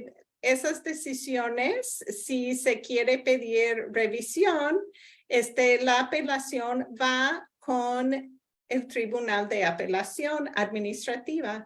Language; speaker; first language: Spanish; non-native, fluent; English